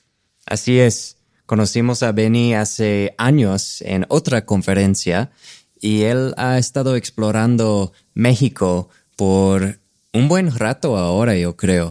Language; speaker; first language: Spanish; non-native, fluent; English